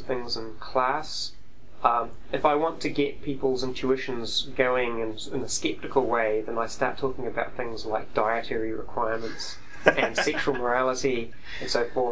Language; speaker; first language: English; native; English